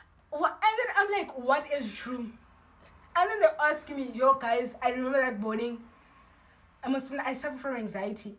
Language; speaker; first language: English; non-native, local second language; Xhosa